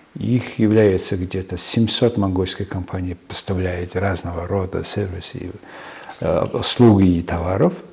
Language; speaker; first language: Russian; non-native, fluent; Mongolian